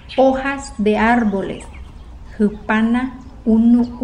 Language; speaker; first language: Spanish; non-native, local second language; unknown